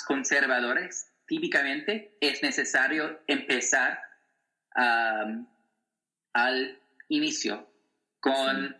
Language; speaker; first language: Spanish; non-native, learner; English